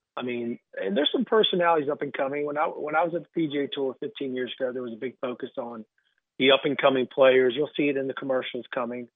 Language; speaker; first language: English; native; English